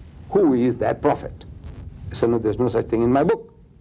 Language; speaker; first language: English; early bilingual, other home language; Gujarati